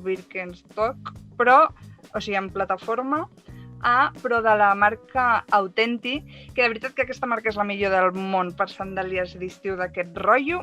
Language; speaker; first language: Catalan; native; Catalan